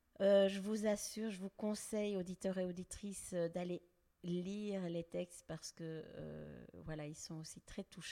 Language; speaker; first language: French; native; French